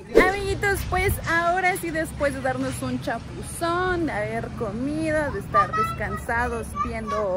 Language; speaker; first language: Spanish; native; Spanish